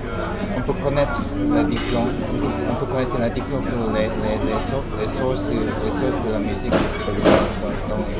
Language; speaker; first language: French; non-native, learner; Korean